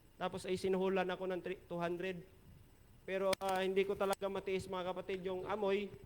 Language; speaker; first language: Filipino; non-native, local second language; Hiligaynon